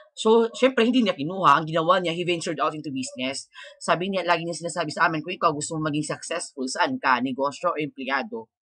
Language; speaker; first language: Filipino; non-native, local second language; Maranao